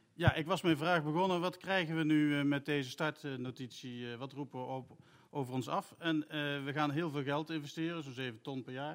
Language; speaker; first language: Dutch; native; Dutch